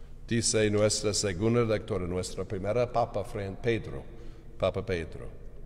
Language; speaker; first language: Spanish; non-native, learner; English